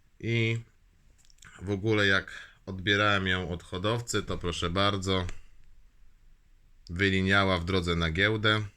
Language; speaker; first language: Polish; native; Polish